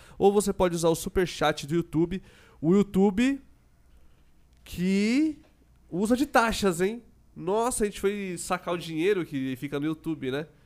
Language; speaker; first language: Portuguese; native; Portuguese